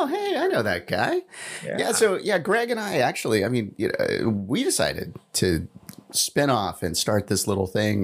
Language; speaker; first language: English; native; English